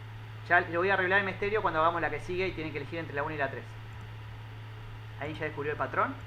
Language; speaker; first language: Spanish; native; Spanish